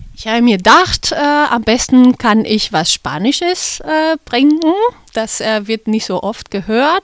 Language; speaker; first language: German; non-native, fluent; Spanish